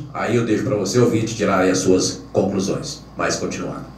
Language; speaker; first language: Portuguese; native; Portuguese